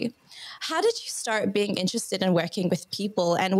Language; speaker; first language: English; native; English